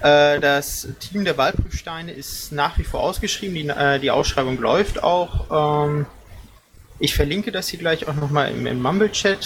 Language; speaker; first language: German; native; German